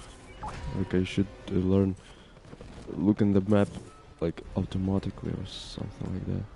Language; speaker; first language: English; non-native, learner; Ukrainian